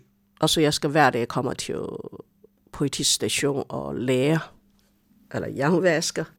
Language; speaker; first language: Danish; non-native, fluent; Chinese